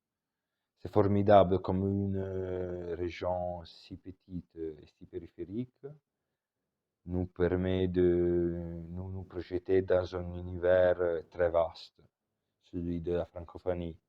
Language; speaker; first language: French; non-native, local second language; Italian